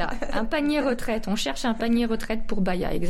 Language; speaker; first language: French; native; French